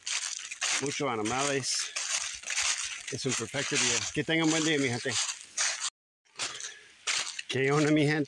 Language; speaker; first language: Spanish; non-native, learner; English